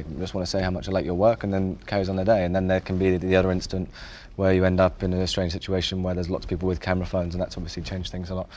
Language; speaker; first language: English; native; English